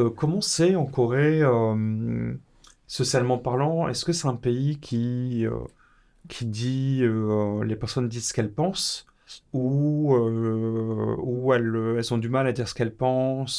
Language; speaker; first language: French; early bilingual, other home language; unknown